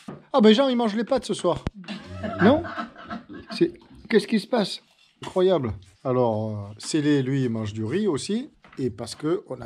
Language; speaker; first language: French; native; French